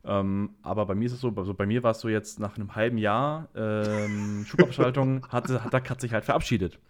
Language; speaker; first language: German; native; German